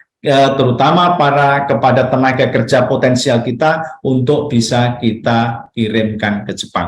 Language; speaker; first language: Indonesian; native; Indonesian